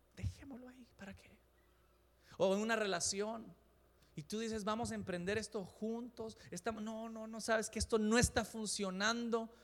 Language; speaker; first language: Spanish; native; Spanish